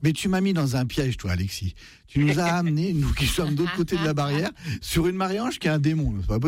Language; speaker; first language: French; native; French